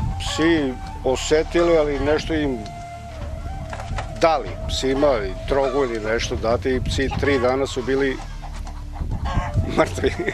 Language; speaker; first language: Serbian; native; Serbian